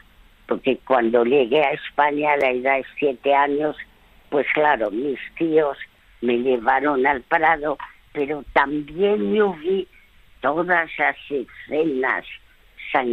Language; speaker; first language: Spanish; early bilingual, other home language; French